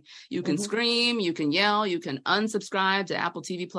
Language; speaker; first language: English; native; English